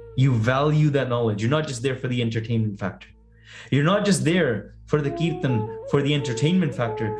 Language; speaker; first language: English; early bilingual, other home language; Punjabi